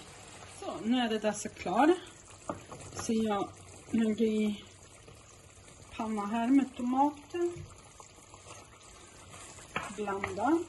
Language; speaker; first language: Swedish; non-native, fluent; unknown